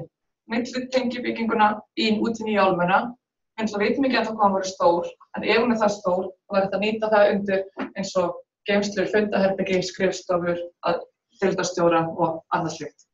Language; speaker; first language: Icelandic; native; Icelandic